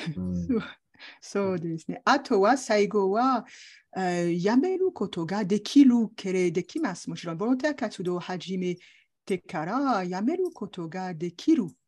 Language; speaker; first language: Japanese; non-native, learner; French